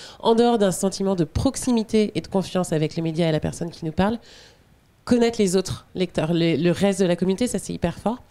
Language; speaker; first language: French; native; French